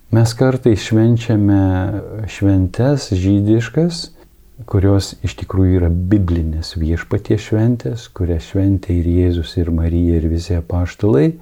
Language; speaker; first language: Lithuanian; native; Lithuanian